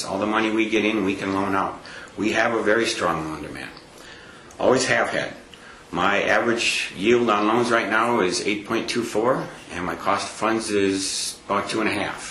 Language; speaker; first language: English; native; English